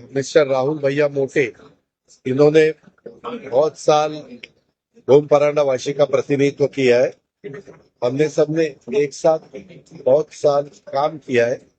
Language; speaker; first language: Hindi; non-native, local second language; Marathi